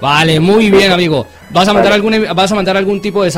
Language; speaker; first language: Spanish; native; Spanish